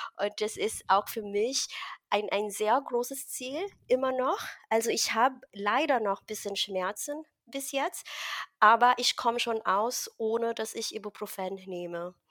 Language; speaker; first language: German; non-native, fluent; Filipino